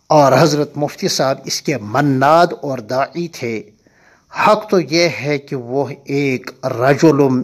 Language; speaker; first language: Urdu; non-native, local second language; Kashmiri